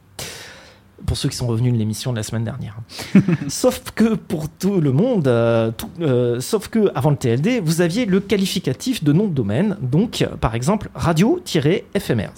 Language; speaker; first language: French; native; French